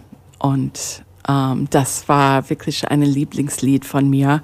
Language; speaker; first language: German; non-native, fluent; English